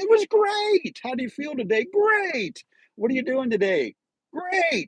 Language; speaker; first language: English; native; English